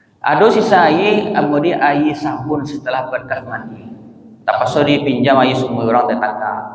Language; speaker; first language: Malay; non-native, local second language; Minangkabau